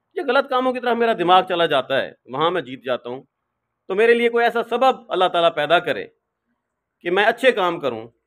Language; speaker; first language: Urdu; non-native, local second language; Saraiki